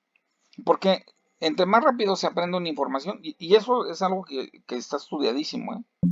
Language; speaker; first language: Spanish; native; Spanish